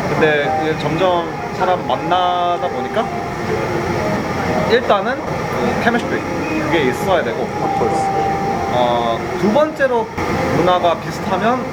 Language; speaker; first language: Korean; early bilingual, heritage; Korean